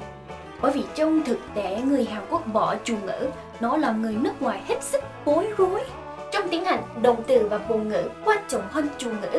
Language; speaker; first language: Vietnamese; non-native, fluent; Korean